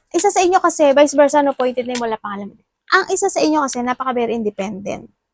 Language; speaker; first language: Filipino; native; Filipino